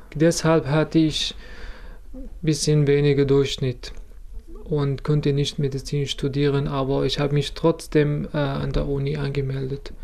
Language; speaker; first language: German; non-native, fluent; Kurdish